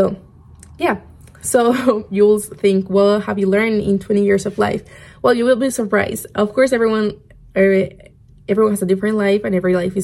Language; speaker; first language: English; non-native, fluent; Spanish